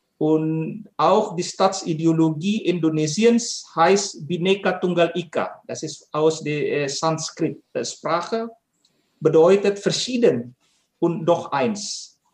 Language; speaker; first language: German; non-native, fluent; Indonesian